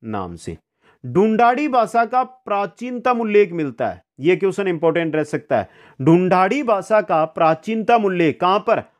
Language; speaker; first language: Hindi; native; Hindi